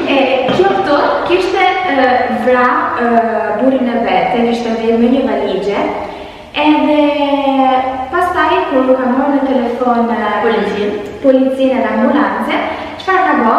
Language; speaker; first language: Albanian; early bilingual, heritage; Albanian